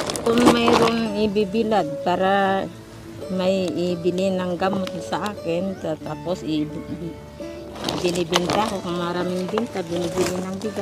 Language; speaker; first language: Filipino; non-native, local second language; Hiligaynon